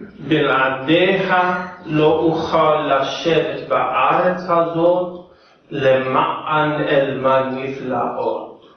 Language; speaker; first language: Hebrew; non-native, learner; English